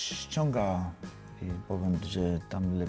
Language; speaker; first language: Polish; non-native, learner; Georgian